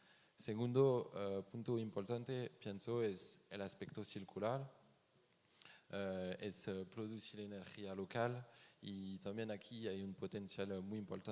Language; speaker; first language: Spanish; non-native, fluent; French